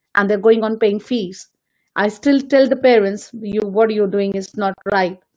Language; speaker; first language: English; non-native, local second language; Hindi